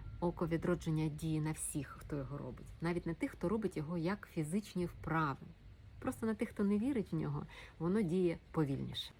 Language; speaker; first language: Ukrainian; native; Ukrainian